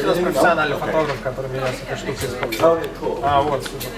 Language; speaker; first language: Russian; native; Russian